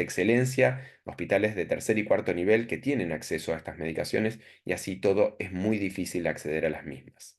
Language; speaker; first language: Spanish; native; Spanish